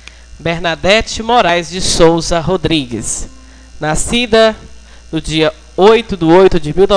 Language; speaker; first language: Portuguese; native; Portuguese